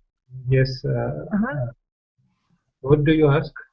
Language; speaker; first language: English; non-native, learner; Russian